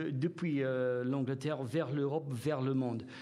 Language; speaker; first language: French; non-native, fluent; English